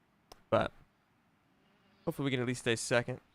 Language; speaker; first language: English; native; English